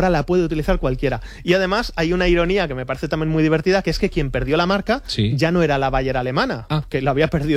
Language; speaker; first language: Spanish; native; Spanish